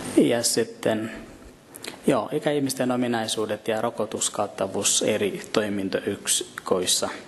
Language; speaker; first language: Finnish; non-native, fluent; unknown